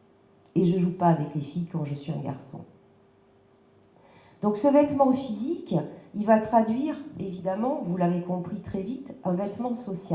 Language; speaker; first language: French; native; French